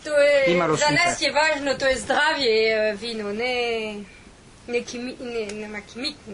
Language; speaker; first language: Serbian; non-native, learner; French